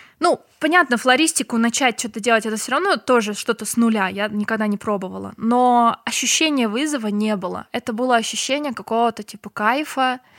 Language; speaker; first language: Russian; non-native, local second language; Turkmen